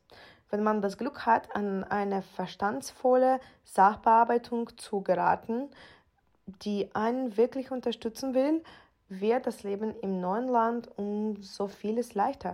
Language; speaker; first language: German; non-native, fluent; Ukrainian